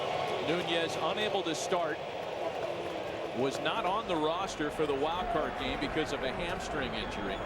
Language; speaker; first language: English; native; English